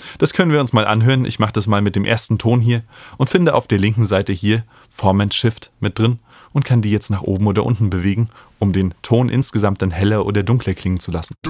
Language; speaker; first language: German; native; German